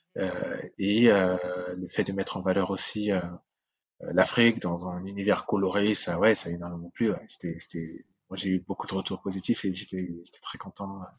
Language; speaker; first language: French; non-native, local second language; Sango